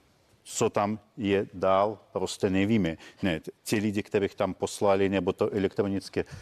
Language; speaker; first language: Czech; non-native, fluent; Russian